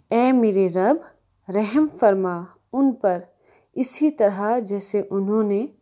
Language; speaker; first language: Urdu; native; Urdu